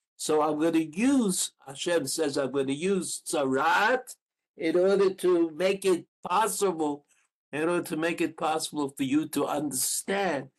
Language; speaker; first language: English; native; English